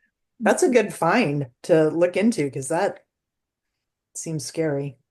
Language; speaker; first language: English; native; English